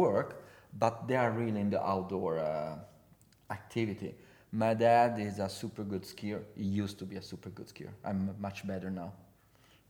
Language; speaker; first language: English; non-native, fluent; Italian